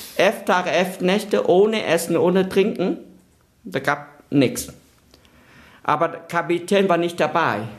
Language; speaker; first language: German; non-native, fluent; Vietnamese